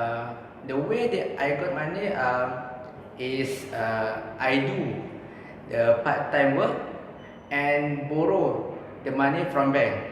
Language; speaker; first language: English; non-native, learner; Malay